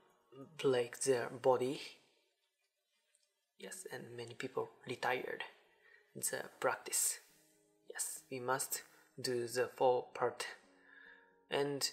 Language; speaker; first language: English; non-native, learner; Japanese